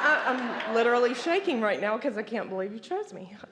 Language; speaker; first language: English; native; English